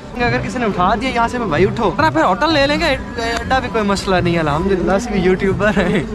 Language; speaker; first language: Urdu; non-native, local second language; Punjabi